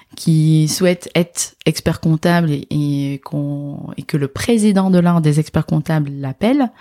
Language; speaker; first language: French; non-native, local second language; Arabic